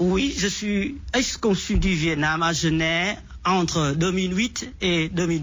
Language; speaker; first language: French; non-native, fluent; Vietnamese